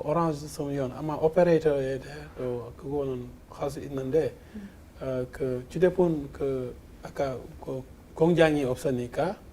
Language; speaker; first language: Korean; non-native, fluent; Wolof